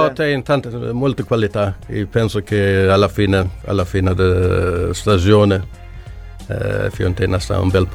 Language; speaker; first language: Italian; non-native, learner; Swedish